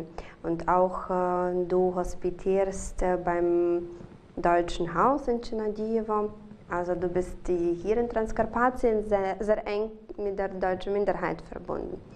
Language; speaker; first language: German; non-native, fluent; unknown